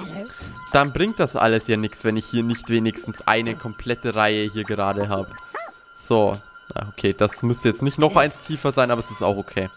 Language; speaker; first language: German; native; German